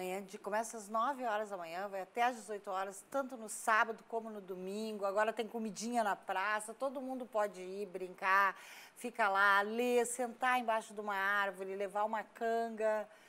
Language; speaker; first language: Portuguese; native; Portuguese